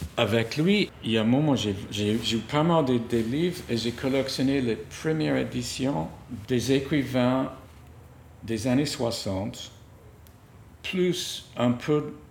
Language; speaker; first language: French; non-native, fluent; English